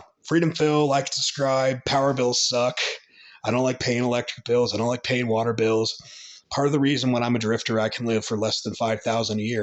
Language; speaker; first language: English; native; English